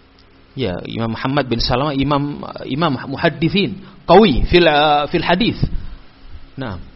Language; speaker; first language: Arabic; non-native, fluent; Indonesian